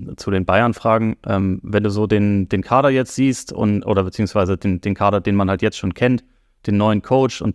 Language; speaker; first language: German; native; German